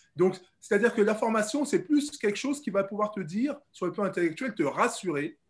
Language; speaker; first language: French; native; French